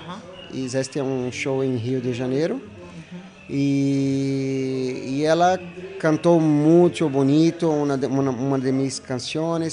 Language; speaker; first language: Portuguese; non-native, learner; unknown